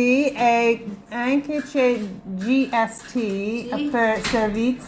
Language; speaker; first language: Italian; non-native, learner; English